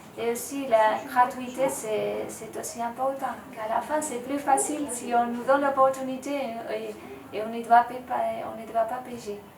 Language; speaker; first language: French; non-native, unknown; Spanish